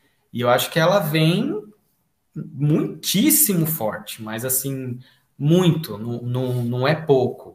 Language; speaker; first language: Portuguese; native; Portuguese